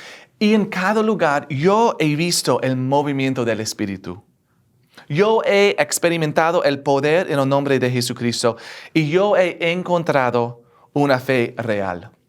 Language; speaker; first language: Spanish; non-native, fluent; English